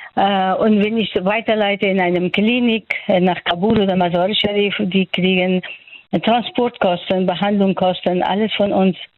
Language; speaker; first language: German; non-native, fluent; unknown